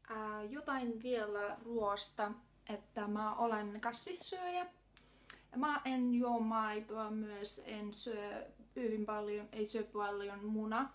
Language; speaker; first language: Finnish; non-native, learner; Estonian